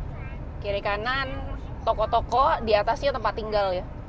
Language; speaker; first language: Indonesian; native; Indonesian